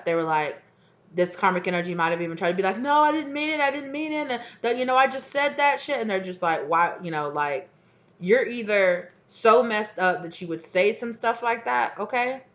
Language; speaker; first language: English; native; English